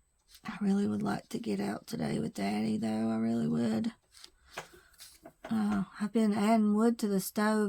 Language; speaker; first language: English; native; English